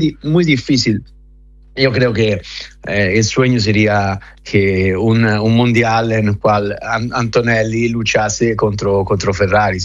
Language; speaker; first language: Spanish; non-native, fluent; Italian